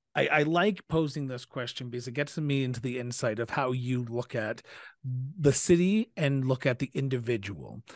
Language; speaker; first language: English; native; English